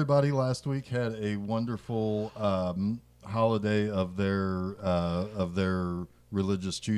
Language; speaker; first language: English; native; English